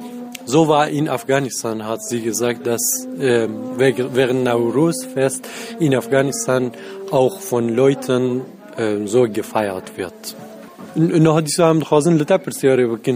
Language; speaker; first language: German; non-native, fluent; Central Kurdish